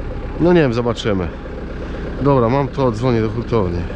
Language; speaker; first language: Polish; native; Polish